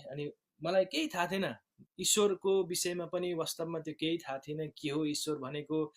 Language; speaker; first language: Nepali; native; Nepali